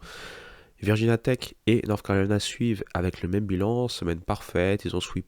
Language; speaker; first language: French; native; French